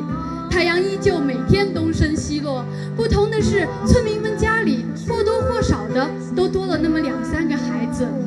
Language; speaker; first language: Chinese; native; Chinese